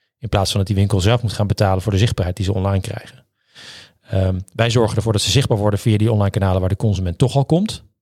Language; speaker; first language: Dutch; native; Dutch